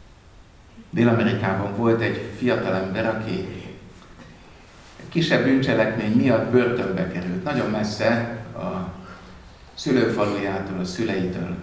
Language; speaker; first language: Hungarian; native; Hungarian